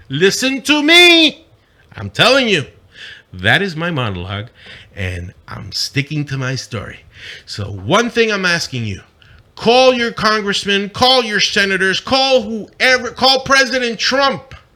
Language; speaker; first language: English; non-native, local second language; Spanish